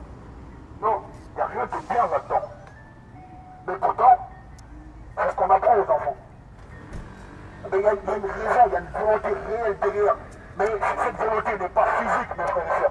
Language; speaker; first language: French; native; French